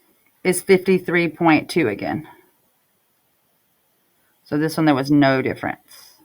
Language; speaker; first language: English; native; English